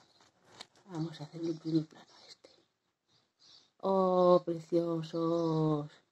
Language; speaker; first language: Spanish; native; Spanish